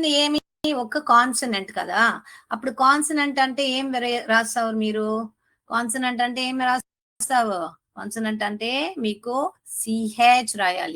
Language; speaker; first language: Telugu; non-native, learner; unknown